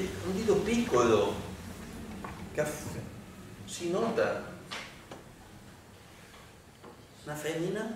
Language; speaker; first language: Italian; non-native, learner; Spanish